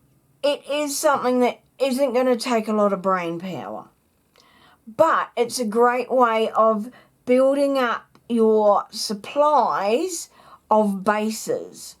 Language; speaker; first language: English; native; English